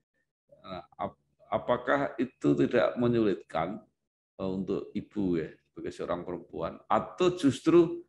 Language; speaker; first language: Indonesian; native; Indonesian